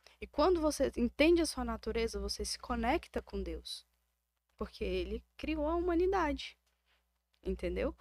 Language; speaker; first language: Portuguese; native; Portuguese